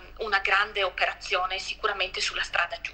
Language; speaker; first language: Italian; native; Italian